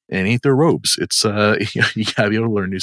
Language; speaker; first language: English; native; English